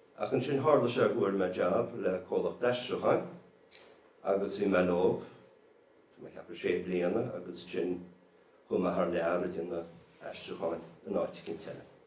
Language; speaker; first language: Irish; native; Irish